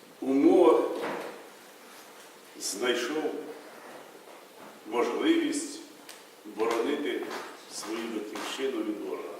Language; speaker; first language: Ukrainian; native; Ukrainian